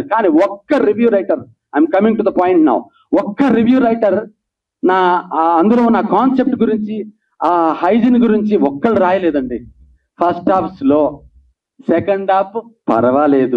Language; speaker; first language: Telugu; native; Telugu